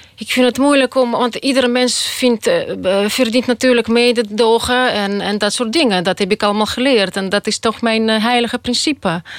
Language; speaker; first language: Dutch; non-native, fluent; Russian